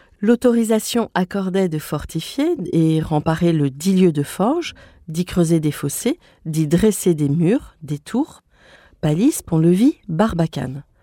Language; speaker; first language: French; native; French